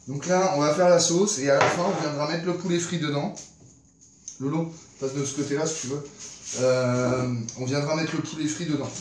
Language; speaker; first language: French; native; French